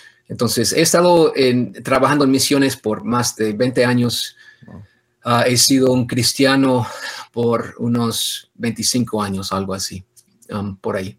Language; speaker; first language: Spanish; non-native, fluent; English